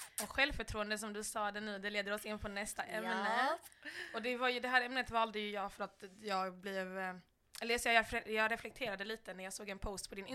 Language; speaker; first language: Swedish; native; Swedish